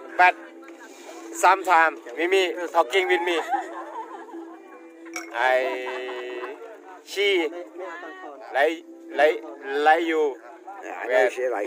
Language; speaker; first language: English; non-native, learner; Thai